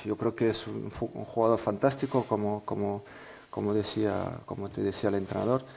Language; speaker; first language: Spanish; non-native, fluent; French